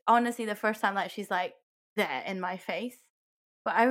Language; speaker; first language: English; non-native, local second language; Cantonese